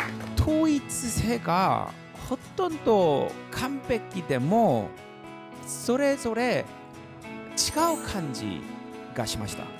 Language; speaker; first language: Japanese; non-native, fluent; Korean